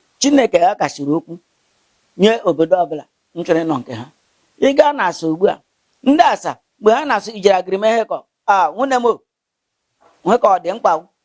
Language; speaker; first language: Igbo; non-native, local second language; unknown